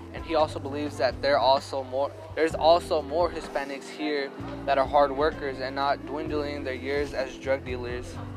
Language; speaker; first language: English; early bilingual, other home language; Spanish